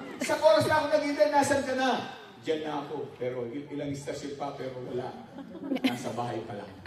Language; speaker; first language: Filipino; non-native, local second language; Pampanga